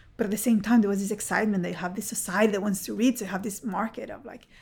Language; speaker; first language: English; early bilingual, other home language; Spanish